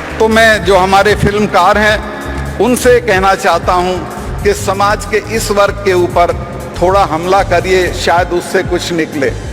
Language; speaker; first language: Hindi; native; Hindi